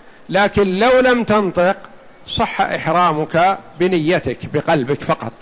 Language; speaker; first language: Arabic; native; Arabic